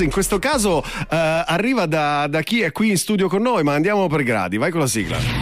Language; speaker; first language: Italian; native; Italian